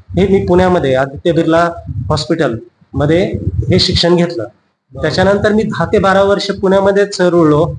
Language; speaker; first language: Marathi; native; Marathi